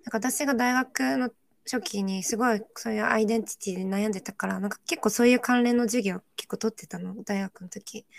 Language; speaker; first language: Japanese; early bilingual, other home language; Korean